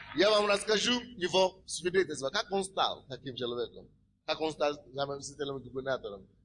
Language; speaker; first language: Russian; non-native, fluent; Yoruba